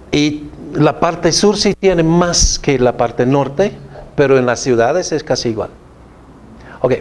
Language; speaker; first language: Spanish; non-native, fluent; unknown